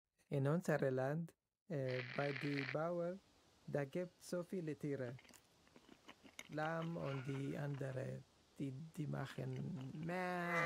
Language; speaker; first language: German; non-native, learner; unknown